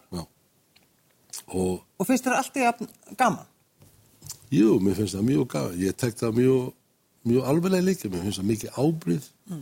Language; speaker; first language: Icelandic; non-native, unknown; English